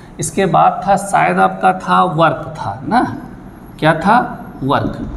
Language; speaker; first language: Hindi; native; Hindi